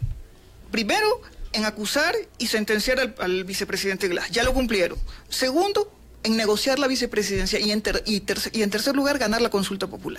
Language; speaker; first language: Spanish; native; Spanish